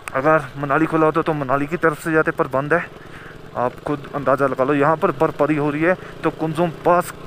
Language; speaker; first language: Hindi; native; Hindi